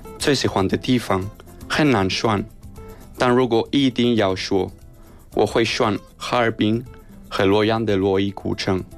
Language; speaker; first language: Chinese; non-native, learner; Spanish